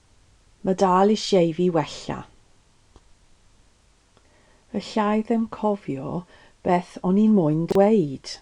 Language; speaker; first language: Welsh; non-native, learner; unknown